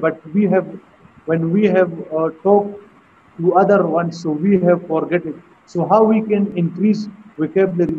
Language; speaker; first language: English; non-native, learner; Pashto